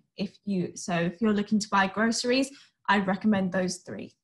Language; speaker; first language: English; native; English